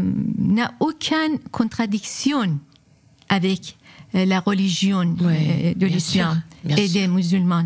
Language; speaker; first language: French; non-native, fluent; Persian